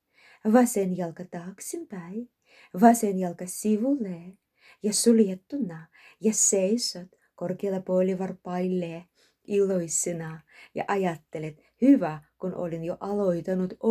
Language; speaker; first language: Finnish; non-native, learner; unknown